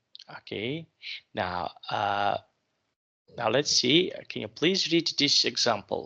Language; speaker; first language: English; non-native, fluent; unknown